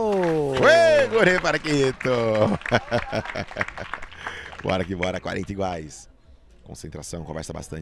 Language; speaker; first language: Portuguese; native; Portuguese